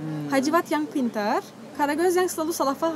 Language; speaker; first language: Indonesian; non-native, fluent; Turkish